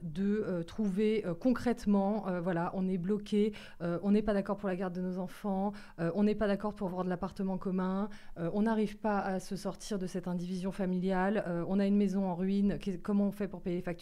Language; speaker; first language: French; native; French